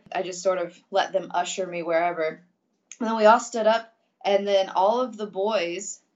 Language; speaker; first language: English; early bilingual, other home language; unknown